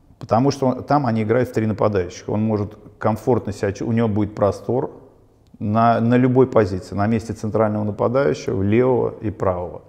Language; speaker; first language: Russian; native; Russian